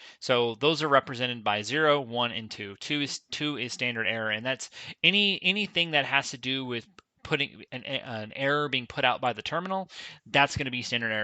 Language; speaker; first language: English; native; English